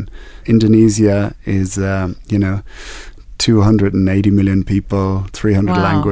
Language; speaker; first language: English; native; English